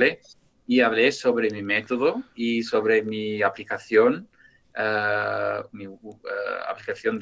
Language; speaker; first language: Spanish; non-native, fluent; English